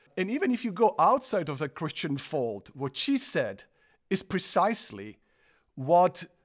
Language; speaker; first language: English; non-native, fluent; Croatian